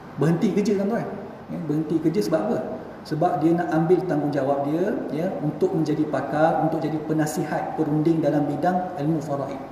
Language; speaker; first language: Malay; native; Malay